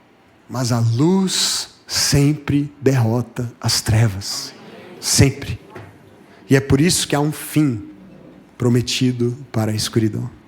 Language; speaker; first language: Portuguese; native; Portuguese